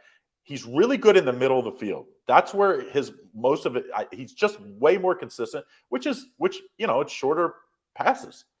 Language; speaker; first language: English; native; English